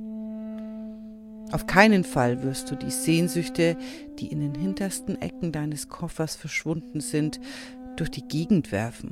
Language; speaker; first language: German; native; German